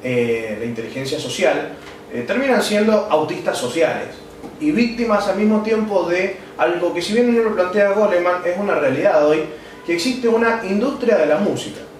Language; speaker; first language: Spanish; native; Spanish